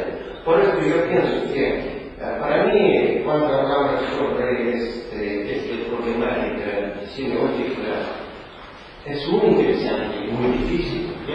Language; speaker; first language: Spanish; non-native, learner; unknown